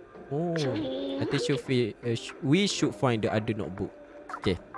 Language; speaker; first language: English; non-native, local second language; Malay